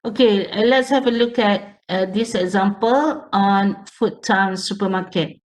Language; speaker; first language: English; non-native, local second language; Malay